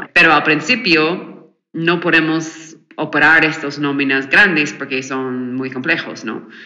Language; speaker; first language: Spanish; non-native, fluent; English